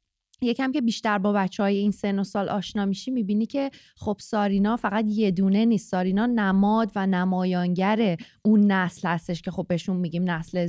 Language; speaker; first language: Persian; native; Persian